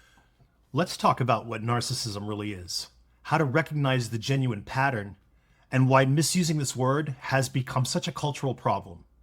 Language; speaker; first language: English; native; English